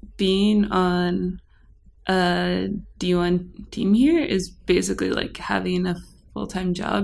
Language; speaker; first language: English; native; English